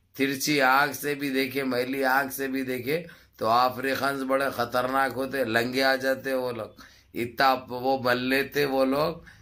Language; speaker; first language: Urdu; native; Urdu